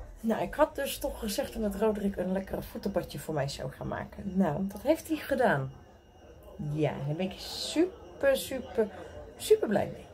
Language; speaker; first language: Dutch; native; Dutch